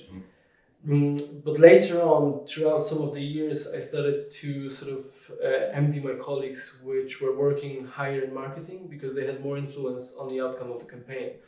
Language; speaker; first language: English; non-native, fluent; Polish